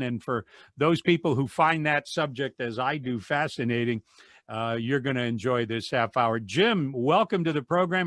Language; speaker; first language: English; native; English